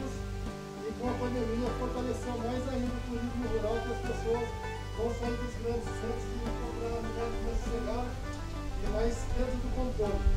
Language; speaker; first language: Portuguese; native; Portuguese